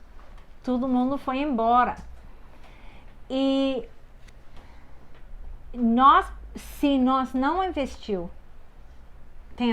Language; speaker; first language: Portuguese; non-native, fluent; English